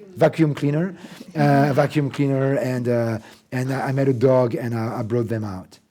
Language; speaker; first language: English; non-native, fluent; French